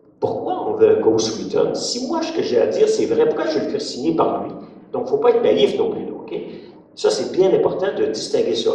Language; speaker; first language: French; native; French